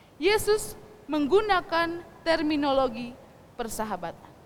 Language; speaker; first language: Indonesian; non-native, local second language; Sundanese